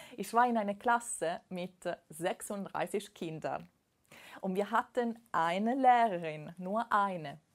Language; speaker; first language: German; non-native, fluent; Italian